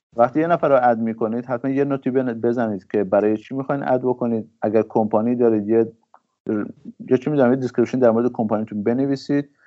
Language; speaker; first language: Persian; native; Persian